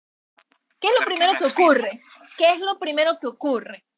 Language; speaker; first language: Spanish; native; Spanish